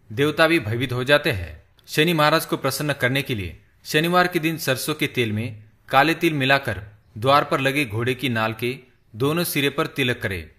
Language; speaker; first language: Hindi; native; Hindi